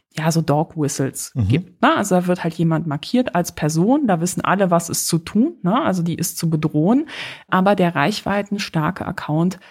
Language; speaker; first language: German; early bilingual, other home language; Polish